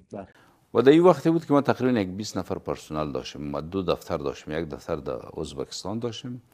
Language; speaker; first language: Persian; native; Persian